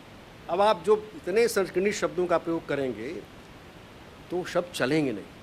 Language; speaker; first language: Hindi; native; Hindi